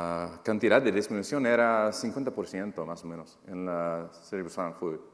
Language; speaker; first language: Spanish; non-native, fluent; English